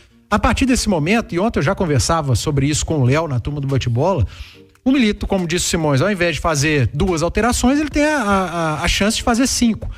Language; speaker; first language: Portuguese; native; Portuguese